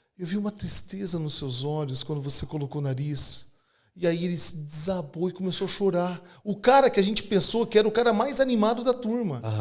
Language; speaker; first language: Portuguese; native; Portuguese